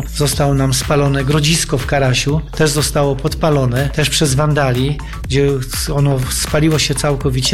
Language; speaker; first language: Polish; native; Polish